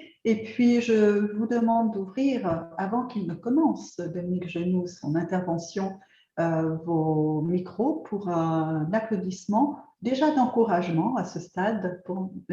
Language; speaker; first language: French; native; French